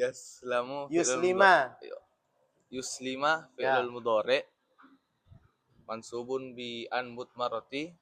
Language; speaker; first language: Arabic; non-native, learner; Indonesian